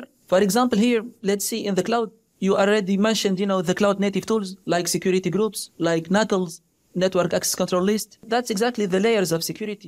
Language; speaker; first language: English; non-native, fluent; Arabic